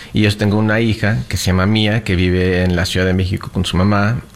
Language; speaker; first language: Spanish; early bilingual, heritage; Spanish